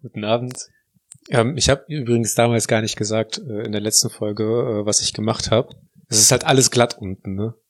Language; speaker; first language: German; native; German